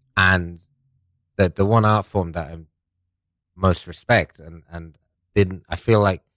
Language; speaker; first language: English; non-native, local second language; Persian